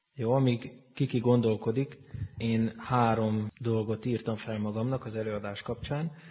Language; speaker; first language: Hungarian; native; Hungarian